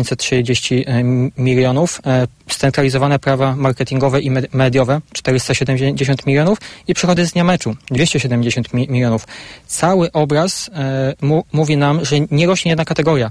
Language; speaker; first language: Polish; native; Polish